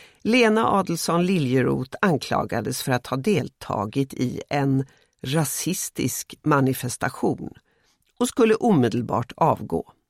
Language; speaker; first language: Swedish; native; Swedish